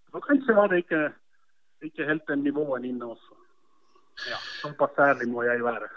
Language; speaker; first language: Norwegian; non-native, fluent; Estonian